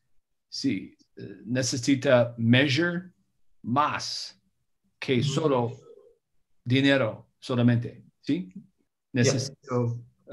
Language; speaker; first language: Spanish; non-native, learner; English